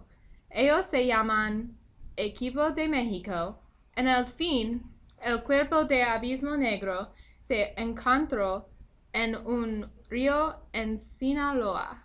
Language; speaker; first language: Spanish; non-native, learner; English